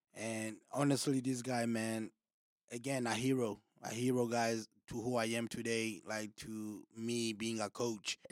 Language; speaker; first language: English; non-native, local second language; Rundi